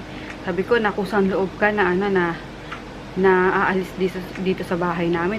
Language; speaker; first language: Filipino; native; Filipino